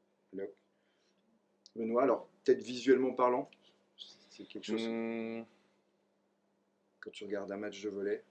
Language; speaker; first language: French; native; French